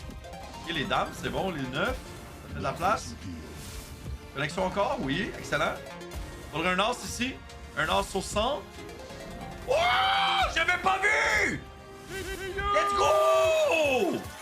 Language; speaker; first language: French; native; French